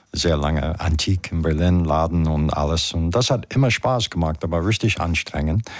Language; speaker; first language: German; non-native, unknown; English